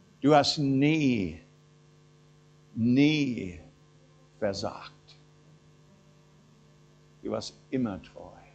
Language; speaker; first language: German; non-native, fluent; English